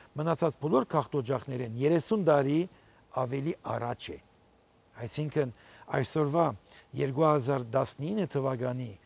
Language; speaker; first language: Armenian; early bilingual, heritage; Armenian